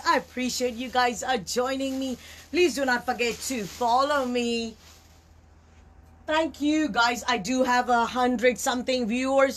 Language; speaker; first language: English; non-native, local second language; Urdu